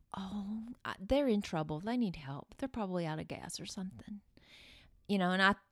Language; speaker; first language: English; early bilingual, other home language; Norwegian